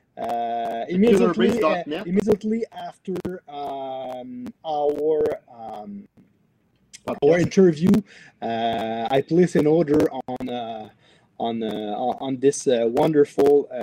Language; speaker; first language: English; non-native, learner; French